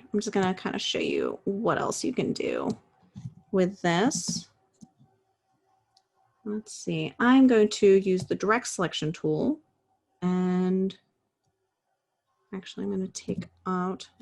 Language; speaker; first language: English; native; English